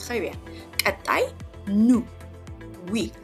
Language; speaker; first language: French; non-native, fluent; Amharic